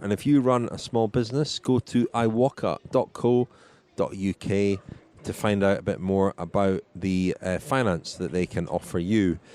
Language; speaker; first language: English; native; English